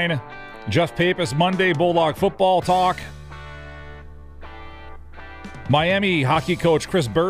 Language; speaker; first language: English; native; English